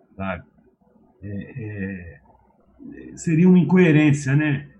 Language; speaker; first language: Portuguese; native; Portuguese